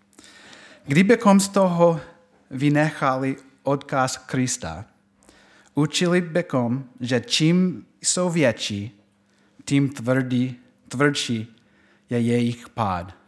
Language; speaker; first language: Czech; non-native, fluent; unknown